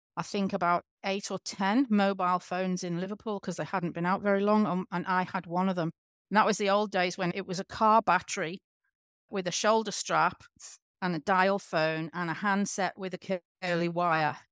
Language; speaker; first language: English; native; English